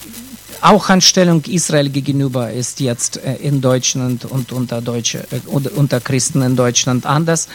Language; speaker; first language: German; non-native, fluent; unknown